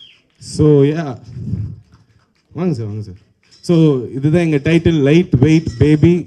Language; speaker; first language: Tamil; native; Tamil